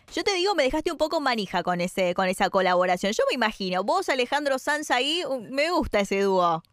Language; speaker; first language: Spanish; native; Spanish